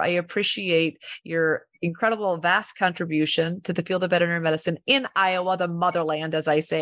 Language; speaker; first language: English; native; English